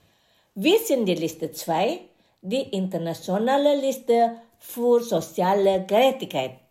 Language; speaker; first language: German; non-native, fluent; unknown